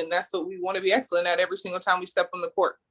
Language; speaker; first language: English; native; English